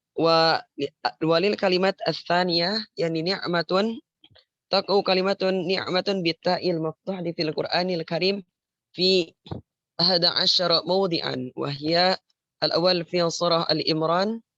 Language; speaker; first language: Arabic; non-native, learner; Indonesian